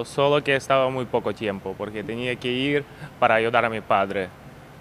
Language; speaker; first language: Spanish; non-native, learner; Ukrainian